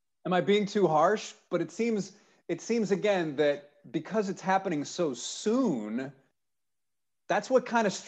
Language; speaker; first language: English; native; English